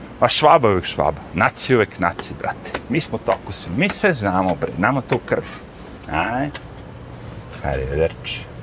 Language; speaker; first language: Bosnian; native; Bosnian